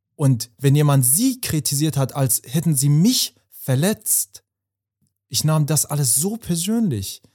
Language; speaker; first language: German; non-native, fluent; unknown